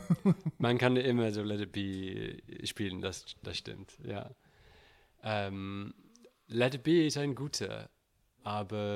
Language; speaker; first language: German; non-native, learner; English